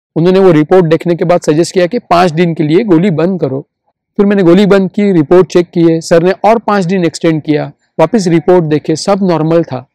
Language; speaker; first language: Hindi; non-native, local second language; Marathi